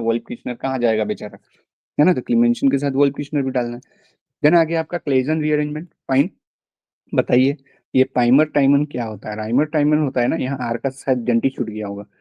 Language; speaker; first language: Hindi; non-native, local second language; Bangla